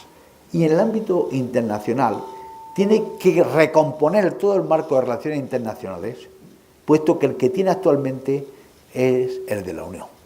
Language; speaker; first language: Spanish; native; Spanish